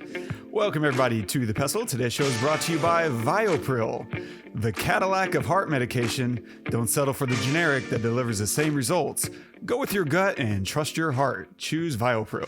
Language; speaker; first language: English; native; English